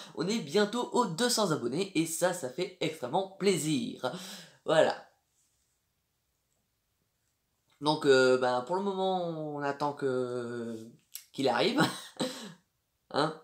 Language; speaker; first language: French; native; French